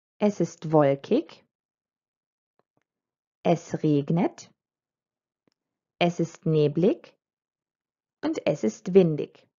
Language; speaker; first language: German; non-native, fluent; Croatian